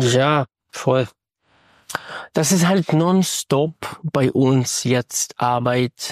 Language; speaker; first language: German; non-native, fluent; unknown